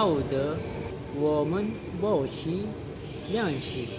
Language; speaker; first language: Chinese; non-native, learner; Malay